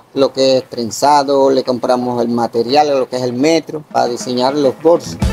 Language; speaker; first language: Spanish; native; Spanish